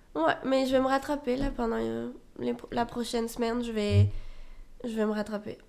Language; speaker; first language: French; native; French